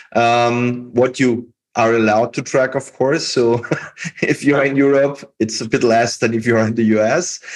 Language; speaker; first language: English; non-native, fluent; German